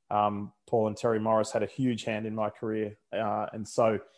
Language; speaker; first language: English; native; English